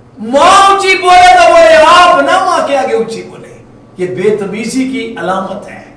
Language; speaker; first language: Urdu; non-native, local second language; Punjabi